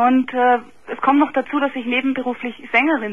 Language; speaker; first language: German; native; German